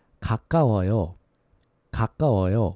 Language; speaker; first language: Korean; non-native, fluent; English